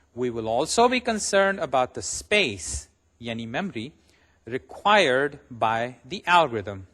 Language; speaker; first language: English; non-native, local second language; Urdu